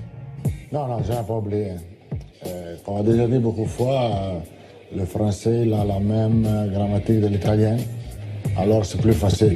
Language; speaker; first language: French; non-native, learner; Italian